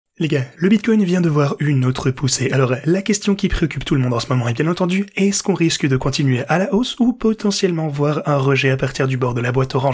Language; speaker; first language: French; native; French